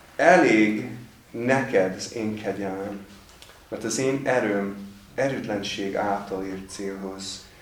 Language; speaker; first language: Hungarian; non-native, fluent; English